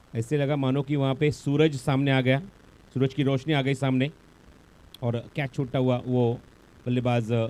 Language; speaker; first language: Hindi; non-native, local second language; Marathi